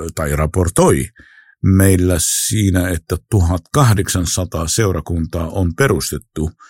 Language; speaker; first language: Finnish; non-native, fluent; Arabic